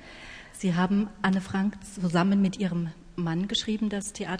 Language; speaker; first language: German; native; German